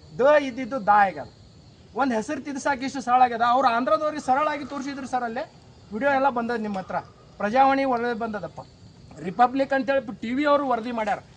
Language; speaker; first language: Kannada; native; Kannada